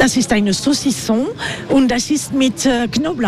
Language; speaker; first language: German; non-native, learner; French